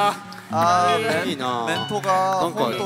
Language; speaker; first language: Japanese; non-native, learner; Korean